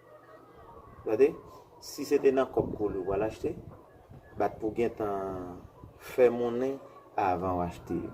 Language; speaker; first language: French; non-native, learner; Haitian Creole